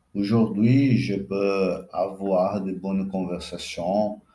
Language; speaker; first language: French; non-native, fluent; Portuguese